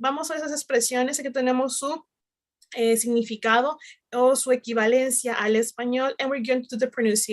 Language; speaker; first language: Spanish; native; Spanish